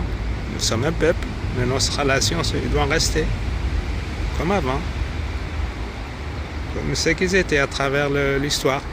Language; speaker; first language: French; non-native, fluent; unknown